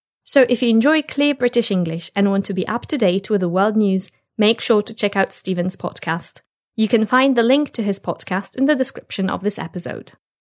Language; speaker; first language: English; non-native, fluent; Polish